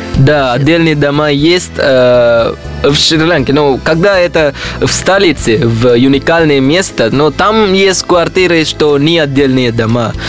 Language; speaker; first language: Russian; non-native, learner; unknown